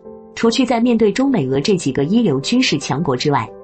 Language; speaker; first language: Chinese; native; Chinese